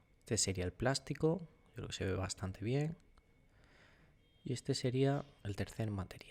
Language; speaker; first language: Spanish; native; Spanish